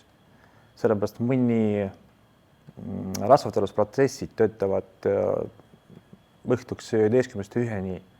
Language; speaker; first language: Estonian; non-native, local second language; Russian